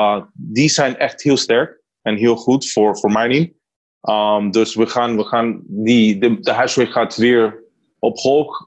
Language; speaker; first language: Dutch; non-native, learner; Spanish